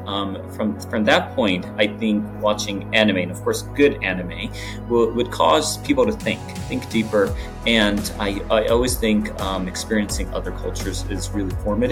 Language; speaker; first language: English; non-native, fluent; Japanese